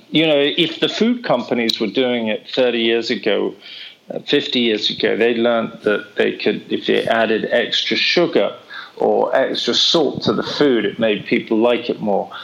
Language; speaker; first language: English; native; English